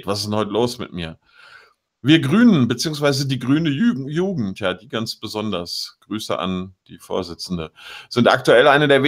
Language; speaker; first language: German; native; German